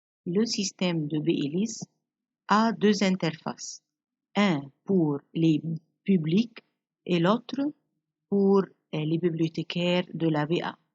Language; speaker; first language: French; non-native, fluent; Arabic